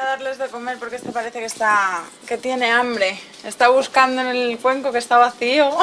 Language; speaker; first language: Spanish; native; Spanish